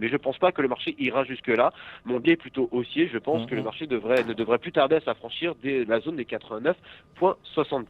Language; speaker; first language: French; native; French